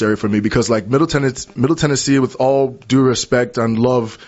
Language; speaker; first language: English; non-native, local second language; Yoruba